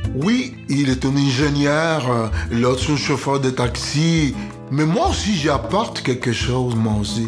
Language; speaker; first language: French; non-native, fluent; Spanish